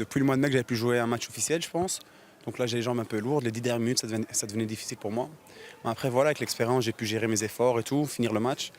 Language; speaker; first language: French; native; French